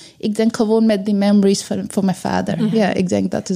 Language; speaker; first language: Dutch; non-native, learner; Bangla